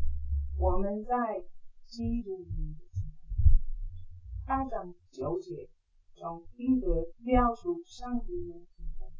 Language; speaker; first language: Chinese; non-native, fluent; English